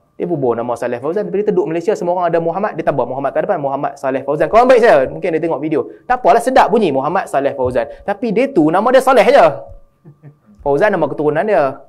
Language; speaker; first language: Malay; native; Malay